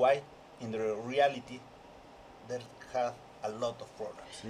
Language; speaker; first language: English; non-native, learner; Spanish